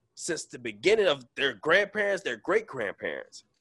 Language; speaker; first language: English; native; English